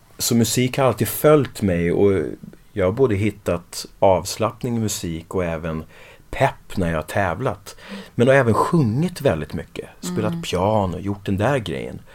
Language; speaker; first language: Swedish; early bilingual, other home language; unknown